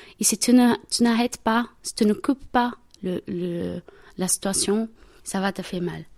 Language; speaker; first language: French; non-native, learner; Portuguese